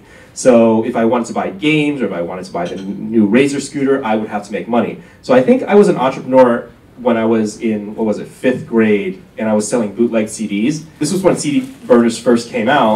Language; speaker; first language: English; native; English